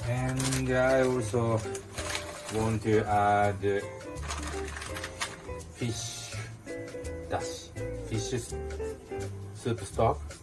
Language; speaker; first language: English; non-native, learner; Japanese